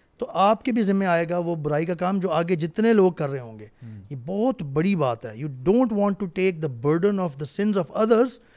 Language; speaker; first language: Urdu; native; Urdu